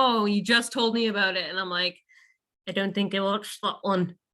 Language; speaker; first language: English; native; English